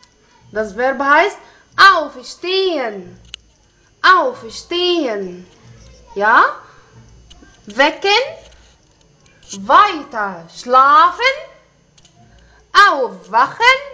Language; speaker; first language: German; non-native, fluent; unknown